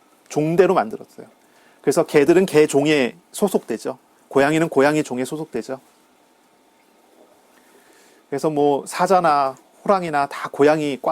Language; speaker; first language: Korean; native; Korean